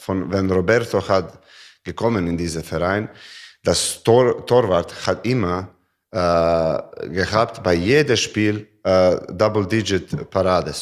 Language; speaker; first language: German; non-native, learner; Serbian